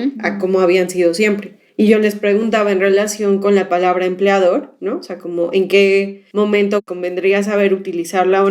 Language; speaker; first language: Spanish; native; Spanish